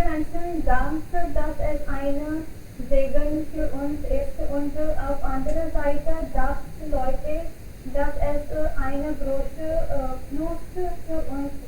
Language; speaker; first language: German; non-native, learner; Hindi